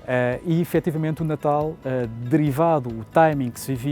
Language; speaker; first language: Portuguese; native; Portuguese